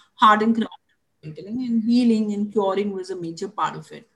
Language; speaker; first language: English; non-native, local second language; Tulu